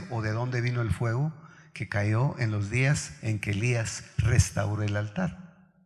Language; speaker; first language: Spanish; native; Spanish